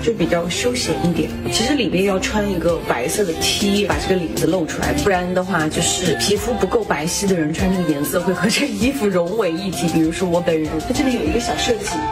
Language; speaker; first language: Chinese; native; Chinese